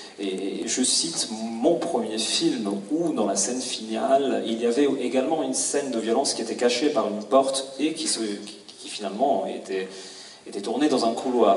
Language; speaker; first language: French; native; French